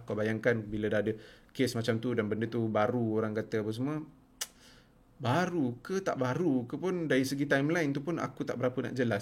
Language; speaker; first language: Malay; native; Malay